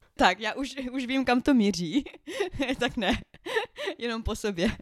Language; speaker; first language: Czech; non-native, fluent; Ukrainian